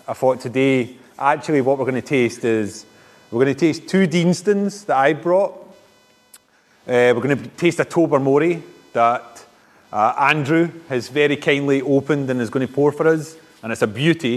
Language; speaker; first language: English; native; English